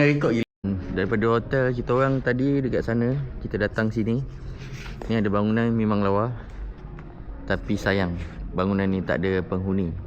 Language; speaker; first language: Malay; native; Malay